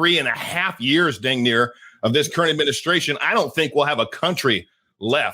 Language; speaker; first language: English; native; English